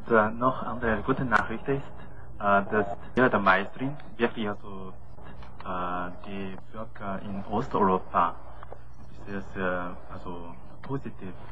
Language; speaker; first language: German; non-native, learner; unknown